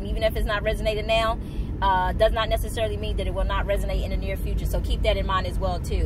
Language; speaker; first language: English; native; English